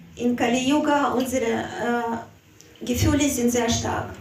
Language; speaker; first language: German; non-native, fluent; Russian